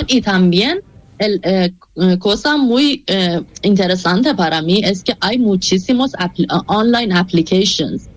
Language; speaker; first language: Spanish; non-native, fluent; Persian